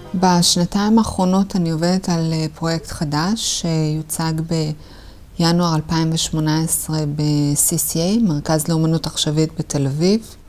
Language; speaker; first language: Hebrew; early bilingual, other home language; Persian